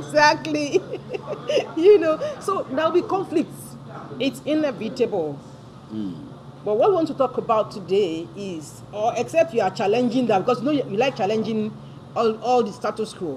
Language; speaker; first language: English; non-native, local second language; Yoruba